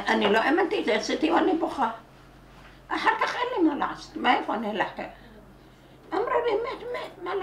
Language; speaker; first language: Hebrew; non-native, learner; Arabic